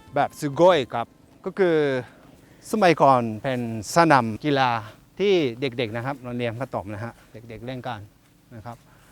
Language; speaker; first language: Thai; non-native, fluent; Japanese